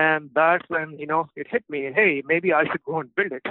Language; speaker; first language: English; non-native, local second language; Telugu